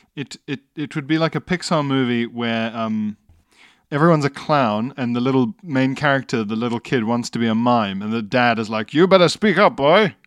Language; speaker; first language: English; native; English